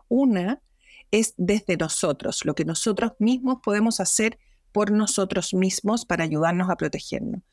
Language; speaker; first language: Spanish; native; Spanish